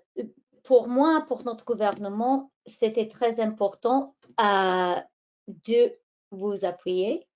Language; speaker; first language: French; non-native, fluent; English